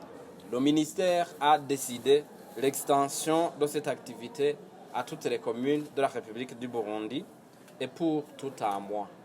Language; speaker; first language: French; non-native, local second language; Rundi